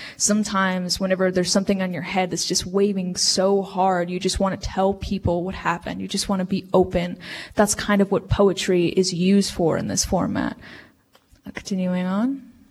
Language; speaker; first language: English; early bilingual, other home language; Spanish